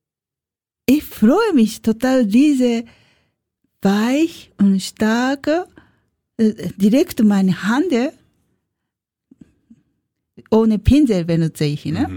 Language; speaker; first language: German; non-native, learner; Japanese